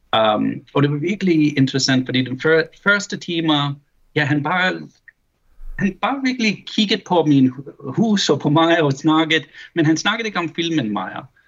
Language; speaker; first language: Danish; early bilingual, heritage; Danish